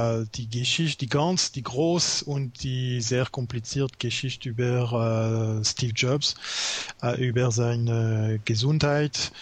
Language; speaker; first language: German; non-native, learner; French